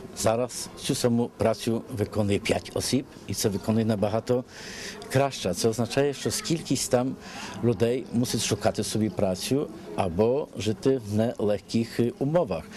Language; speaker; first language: Ukrainian; early bilingual, heritage; Ukrainian